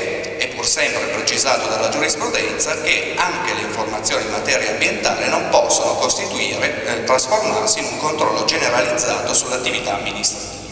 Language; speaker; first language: Italian; native; Italian